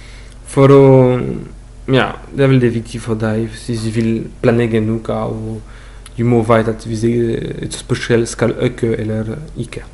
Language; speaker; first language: Norwegian; non-native, learner; French